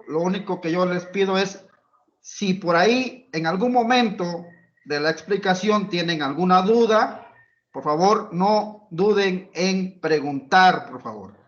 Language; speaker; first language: Spanish; native; Spanish